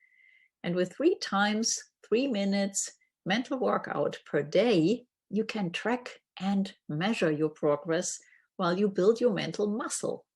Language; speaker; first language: English; non-native, fluent; German